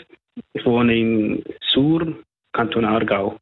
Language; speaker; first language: German; non-native, fluent; Persian